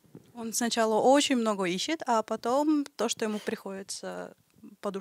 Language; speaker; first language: Russian; native; Russian